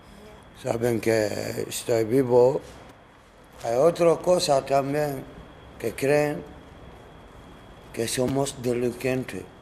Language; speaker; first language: Spanish; non-native, learner; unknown